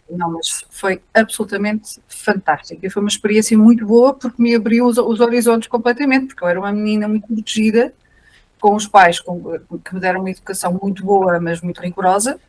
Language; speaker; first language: Portuguese; native; Portuguese